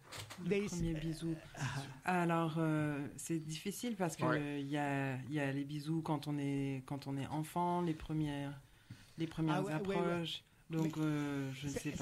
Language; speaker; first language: French; native; French